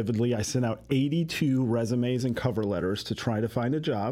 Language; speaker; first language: English; native; English